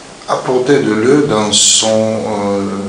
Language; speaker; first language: French; non-native, learner; Russian